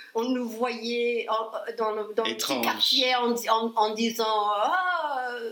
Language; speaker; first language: French; non-native, fluent; English